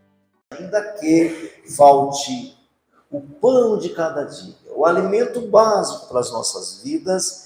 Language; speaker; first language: Portuguese; native; Portuguese